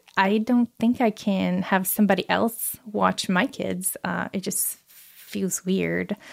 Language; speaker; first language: English; non-native, fluent; Portuguese